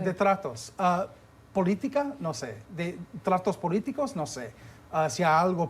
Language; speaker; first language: Spanish; non-native, fluent; English